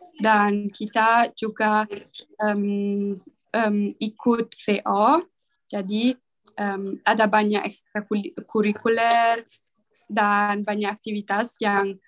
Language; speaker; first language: Indonesian; non-native, learner; Italian